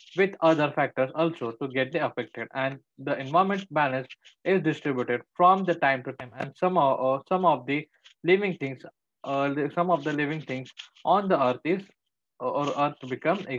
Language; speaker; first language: English; non-native, local second language; Marathi